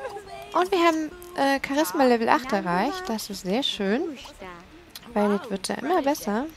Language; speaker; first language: German; native; German